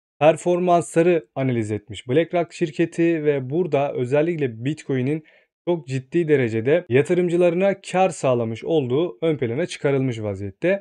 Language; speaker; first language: Turkish; native; Turkish